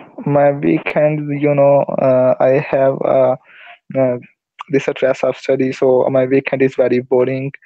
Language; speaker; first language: English; non-native, learner; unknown